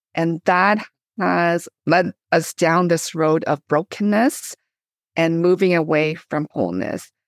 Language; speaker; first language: English; native; English